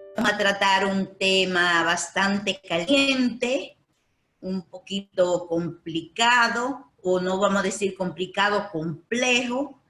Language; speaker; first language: Spanish; native; Spanish